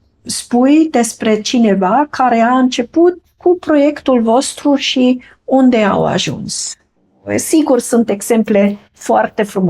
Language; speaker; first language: Romanian; non-native, fluent; German